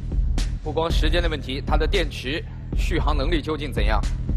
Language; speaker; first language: Chinese; native; Chinese